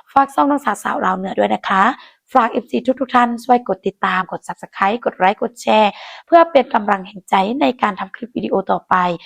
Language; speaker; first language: Thai; non-native, local second language; Lao